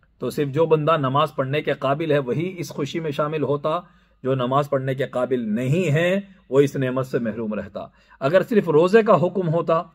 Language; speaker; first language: Urdu; native; Urdu